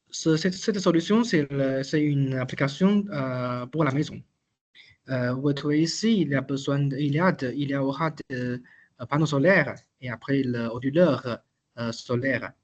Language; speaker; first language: French; non-native, learner; Chinese